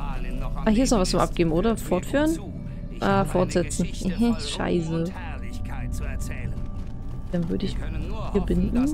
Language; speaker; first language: German; native; German